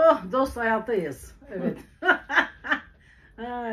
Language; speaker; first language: Turkish; native; Turkish